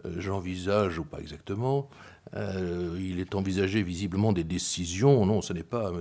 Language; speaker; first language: French; native; French